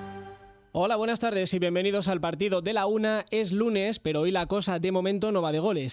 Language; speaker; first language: Spanish; native; Spanish